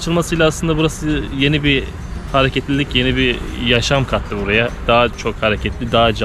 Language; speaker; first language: Turkish; native; Turkish